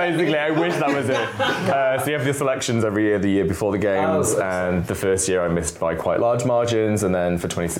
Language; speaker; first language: English; native; English